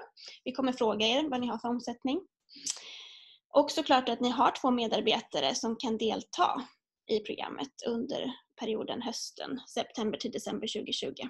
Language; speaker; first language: Swedish; native; Swedish